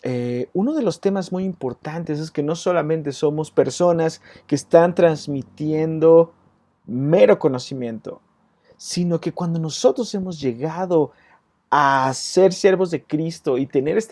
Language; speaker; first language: Spanish; native; Spanish